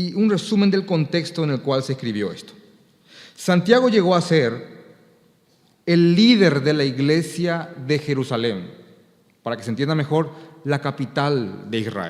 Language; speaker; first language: Spanish; native; Spanish